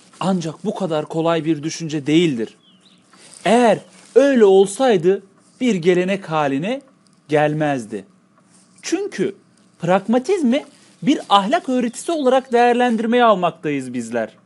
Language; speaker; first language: Turkish; native; Turkish